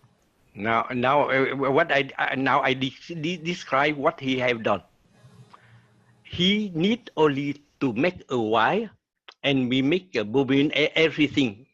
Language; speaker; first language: English; non-native, learner; Vietnamese